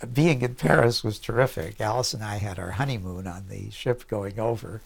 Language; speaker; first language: English; native; English